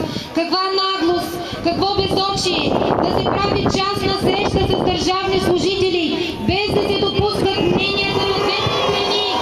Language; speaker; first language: Bulgarian; native; Bulgarian